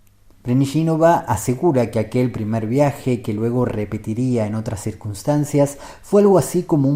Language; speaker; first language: Spanish; native; Spanish